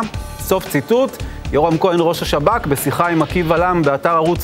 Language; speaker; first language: Hebrew; native; Hebrew